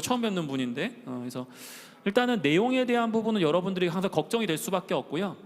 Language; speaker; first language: Korean; native; Korean